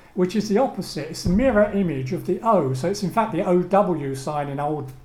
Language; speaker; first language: English; native; English